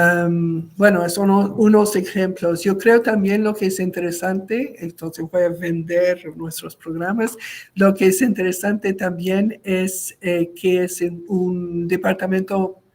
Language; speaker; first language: Spanish; non-native, local second language; French